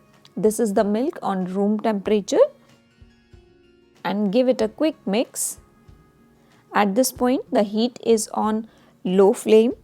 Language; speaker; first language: English; non-native, local second language; Hindi